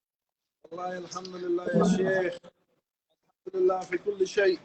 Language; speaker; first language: Arabic; non-native, learner; Pashto